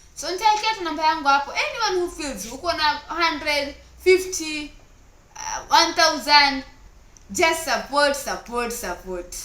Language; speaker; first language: Swahili; native; Swahili